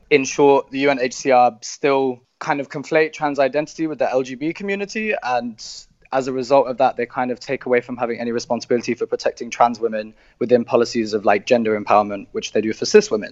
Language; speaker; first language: English; native; English